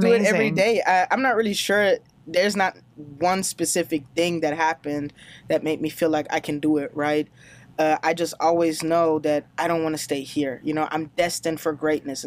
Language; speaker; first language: English; non-native, fluent; German